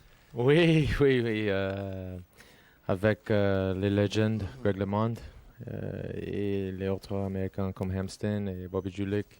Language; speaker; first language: French; non-native, learner; English